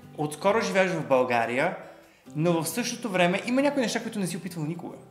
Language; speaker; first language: Bulgarian; native; Bulgarian